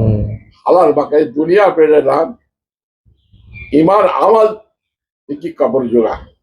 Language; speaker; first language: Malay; non-native, learner; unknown